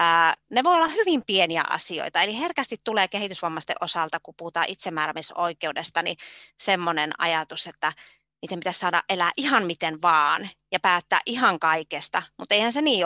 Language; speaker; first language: Finnish; native; Finnish